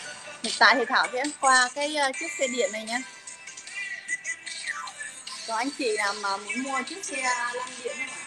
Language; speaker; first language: Vietnamese; native; Vietnamese